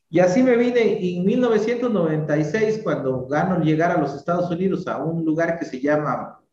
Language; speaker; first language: Spanish; native; Spanish